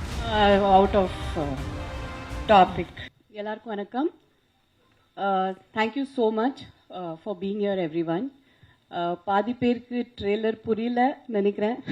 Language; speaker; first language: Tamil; non-native, local second language; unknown